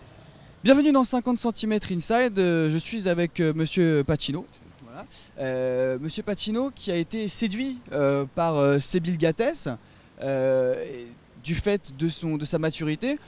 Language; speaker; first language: French; native; French